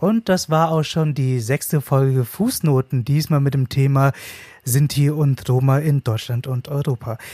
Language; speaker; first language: German; early bilingual, other home language; Vietnamese